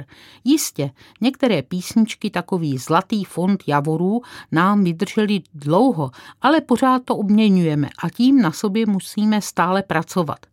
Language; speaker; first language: Czech; native; Czech